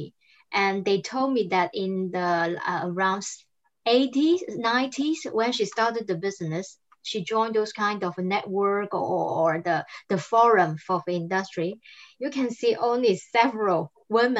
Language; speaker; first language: English; non-native, fluent; Cantonese